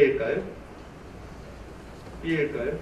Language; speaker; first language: Korean; native; Korean